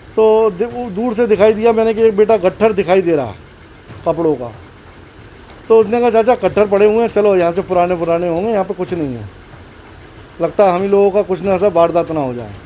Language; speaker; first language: Hindi; native; Hindi